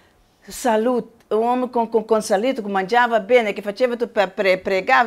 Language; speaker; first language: Italian; non-native, learner; Spanish